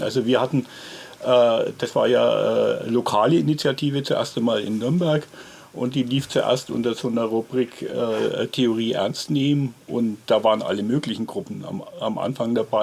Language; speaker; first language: German; native; German